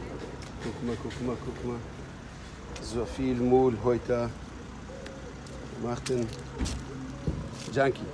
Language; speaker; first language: German; non-native, learner; Turkish